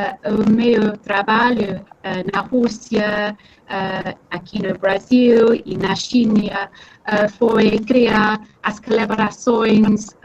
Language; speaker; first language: Portuguese; non-native, fluent; English